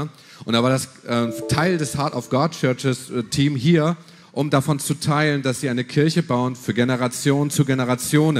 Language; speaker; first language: German; native; German